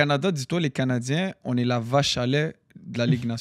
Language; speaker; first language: French; native; French